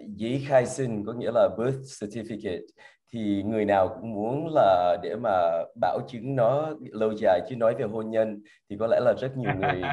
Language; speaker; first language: Vietnamese; early bilingual, heritage; Vietnamese